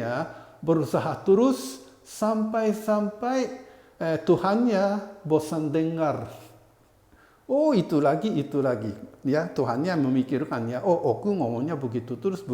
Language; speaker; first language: Indonesian; non-native, fluent; Japanese